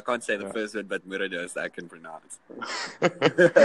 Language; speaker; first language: English; non-native, local second language; Afrikaans